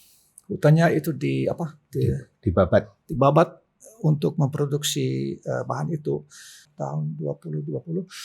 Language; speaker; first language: Indonesian; non-native, local second language; Dutch